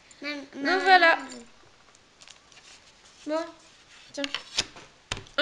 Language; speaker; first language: French; native; French